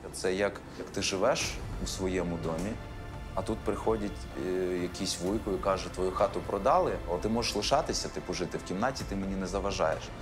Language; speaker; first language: Ukrainian; non-native, local second language; Crimean Tatar